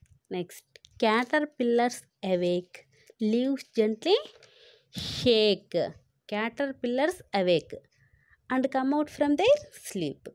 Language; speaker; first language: English; non-native, local second language; Telugu